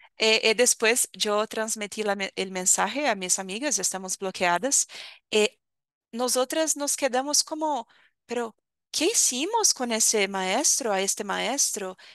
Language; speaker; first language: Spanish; non-native, fluent; Portuguese